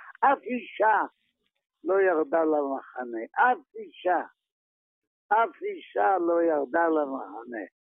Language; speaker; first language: Hebrew; non-native, fluent; Yiddish